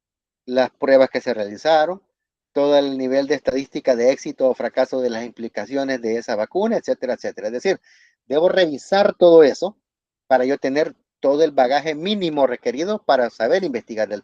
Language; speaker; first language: Spanish; native; Spanish